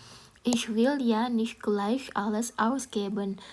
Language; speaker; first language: German; non-native, learner; Indonesian